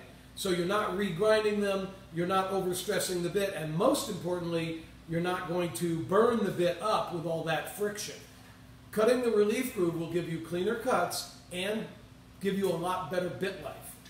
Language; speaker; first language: English; native; English